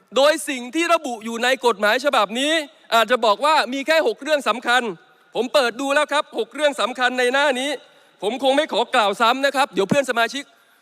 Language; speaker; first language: Thai; native; Thai